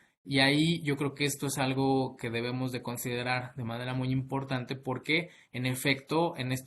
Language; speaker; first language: Spanish; native; Spanish